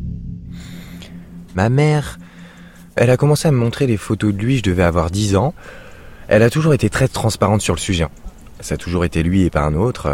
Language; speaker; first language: French; native; French